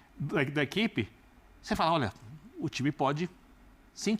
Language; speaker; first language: Portuguese; native; Portuguese